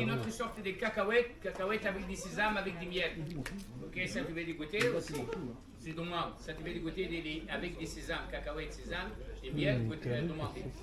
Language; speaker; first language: French; non-native, learner; Arabic